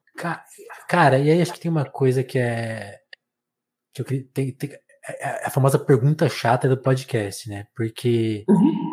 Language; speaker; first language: Portuguese; native; Portuguese